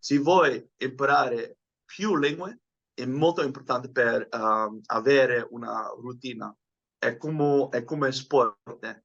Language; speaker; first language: Italian; non-native, learner; Dutch